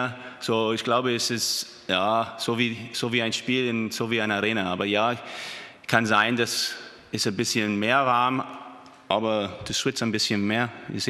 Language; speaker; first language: German; non-native, learner; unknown